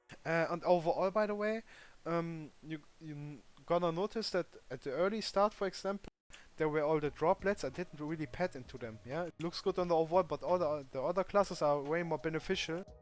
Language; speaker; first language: English; non-native, fluent; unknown